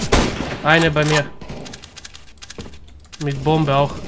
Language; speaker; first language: German; non-native, learner; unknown